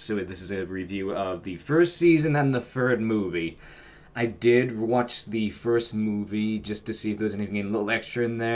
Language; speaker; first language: English; native; English